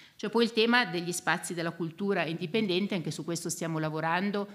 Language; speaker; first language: Italian; native; Italian